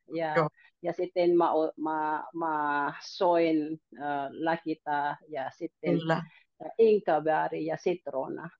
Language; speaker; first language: Finnish; non-native, learner; Filipino